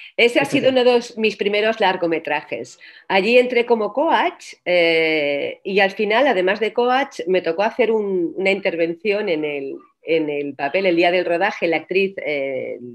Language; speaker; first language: Spanish; native; Spanish